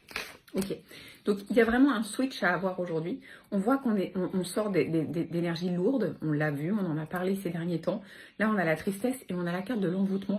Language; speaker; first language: French; native; French